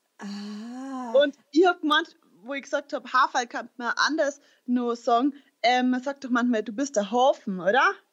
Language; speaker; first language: German; native; German